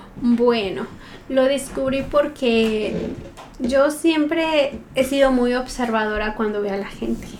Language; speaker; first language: Spanish; native; Spanish